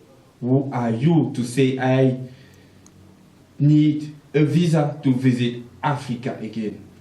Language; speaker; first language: English; non-native, local second language; French